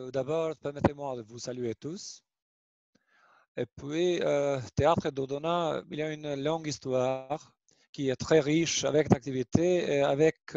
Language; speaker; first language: French; non-native, learner; Albanian